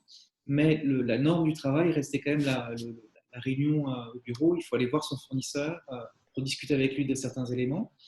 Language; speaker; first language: French; native; French